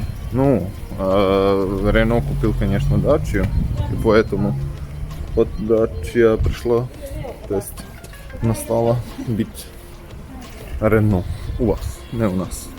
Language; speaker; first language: Russian; non-native, fluent; Serbian